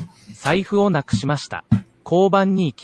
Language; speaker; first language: Japanese; non-native, learner; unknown